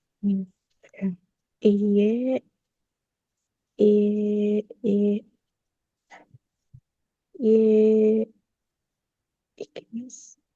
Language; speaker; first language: Japanese; non-native, learner; Indonesian